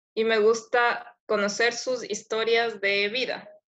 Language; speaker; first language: Spanish; native; Spanish